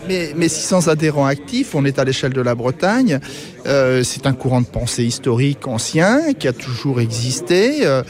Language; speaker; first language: French; native; French